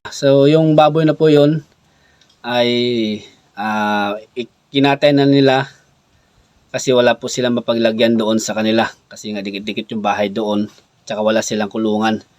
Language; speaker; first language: Filipino; non-native, local second language; Cebuano